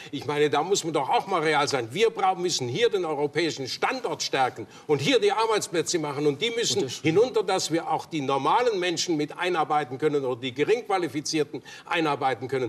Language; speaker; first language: German; native; German